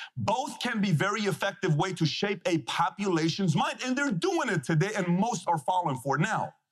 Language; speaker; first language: English; non-native, fluent; Persian